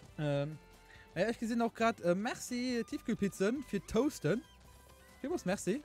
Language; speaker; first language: German; non-native, local second language; Luxembourgish